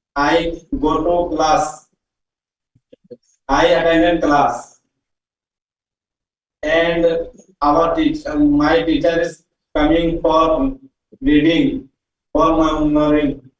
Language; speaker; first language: English; non-native, learner; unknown